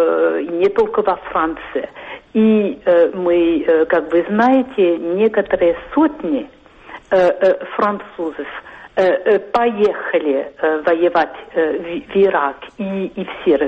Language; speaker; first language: Russian; non-native, fluent; French